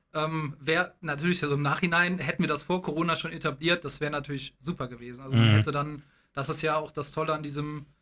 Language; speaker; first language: German; native; German